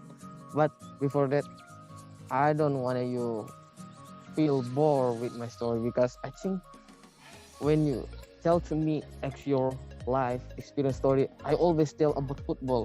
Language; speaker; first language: English; non-native, learner; Indonesian